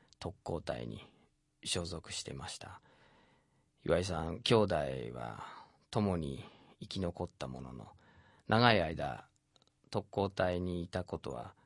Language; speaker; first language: Japanese; non-native, fluent; English